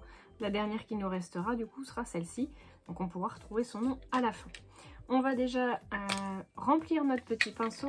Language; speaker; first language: French; native; French